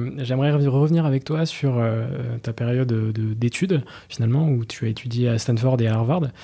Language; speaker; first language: French; native; French